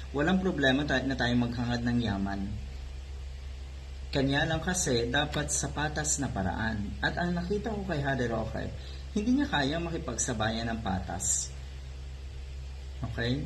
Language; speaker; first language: Filipino; native; Filipino